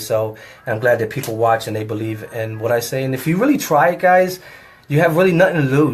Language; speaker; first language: English; native; English